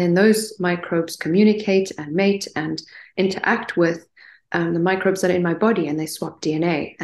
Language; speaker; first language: English; native; English